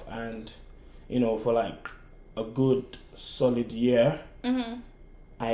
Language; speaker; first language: English; non-native, local second language; Yoruba